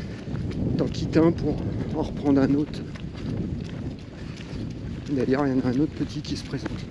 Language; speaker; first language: French; native; French